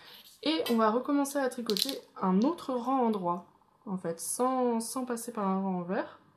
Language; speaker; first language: French; native; French